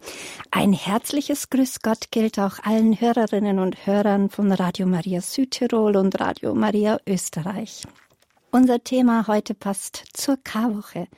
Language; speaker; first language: German; native; German